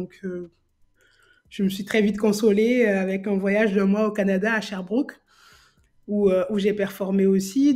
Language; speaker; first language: French; native; French